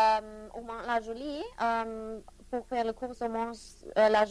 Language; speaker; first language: French; non-native, learner; German